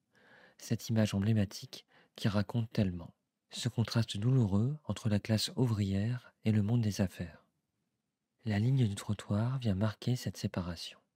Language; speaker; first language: French; native; French